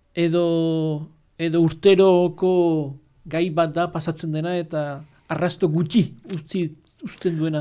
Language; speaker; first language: Basque; native; Basque